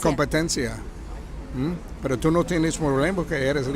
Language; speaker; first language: Spanish; non-native, fluent; English